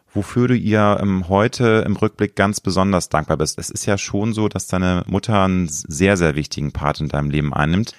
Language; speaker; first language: German; native; German